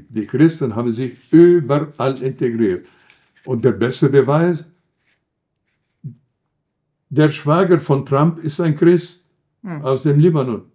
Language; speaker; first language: German; non-native, fluent; Arabic